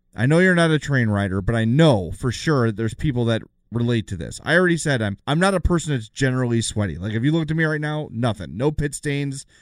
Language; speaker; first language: English; native; English